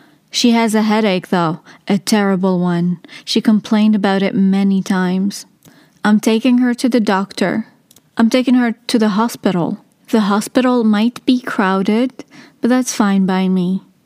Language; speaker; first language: English; non-native, fluent; Arabic